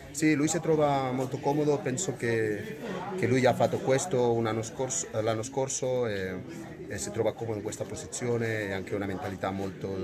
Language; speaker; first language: Italian; non-native, fluent; Spanish